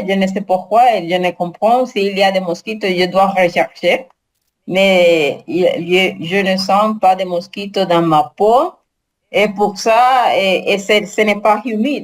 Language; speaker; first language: French; non-native, learner; Spanish